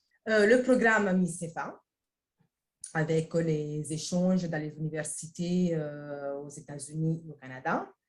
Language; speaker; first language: French; non-native, fluent; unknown